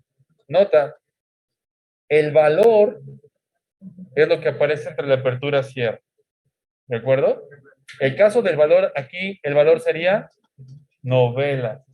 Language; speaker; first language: Spanish; native; Spanish